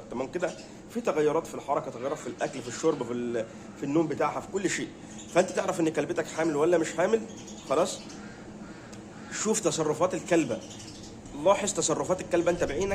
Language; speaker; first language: Arabic; native; Arabic